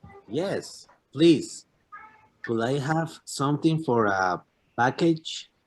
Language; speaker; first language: English; non-native, learner; Spanish